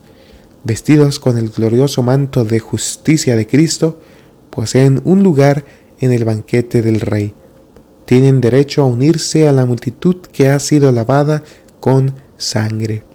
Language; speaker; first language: Spanish; native; Spanish